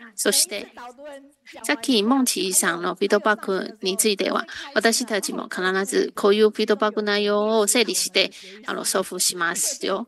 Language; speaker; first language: Japanese; non-native, fluent; Chinese